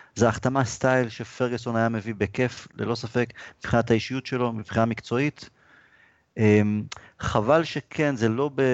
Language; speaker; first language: Hebrew; native; Hebrew